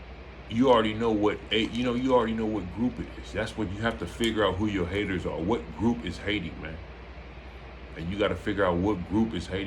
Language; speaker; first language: English; native; English